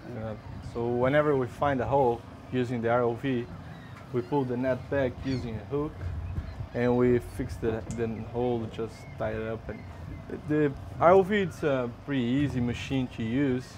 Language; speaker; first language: English; non-native, fluent; Portuguese